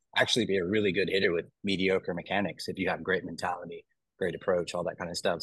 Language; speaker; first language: English; native; English